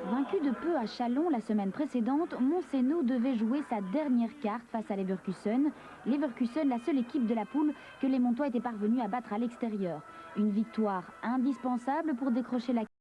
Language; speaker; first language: French; native; French